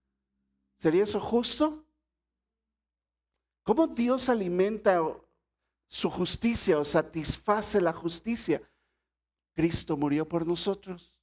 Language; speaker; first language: Spanish; native; Spanish